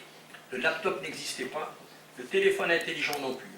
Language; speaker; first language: French; native; French